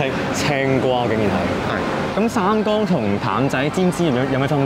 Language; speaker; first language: Chinese; native; Chinese